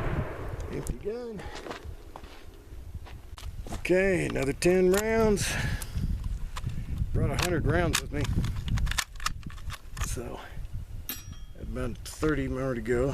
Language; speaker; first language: English; native; English